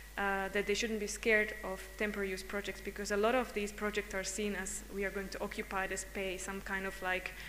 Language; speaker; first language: English; non-native, fluent; Hungarian